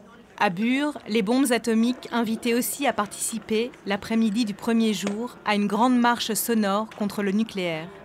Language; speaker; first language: French; native; French